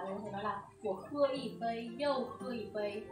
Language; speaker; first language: Chinese; non-native, fluent; Vietnamese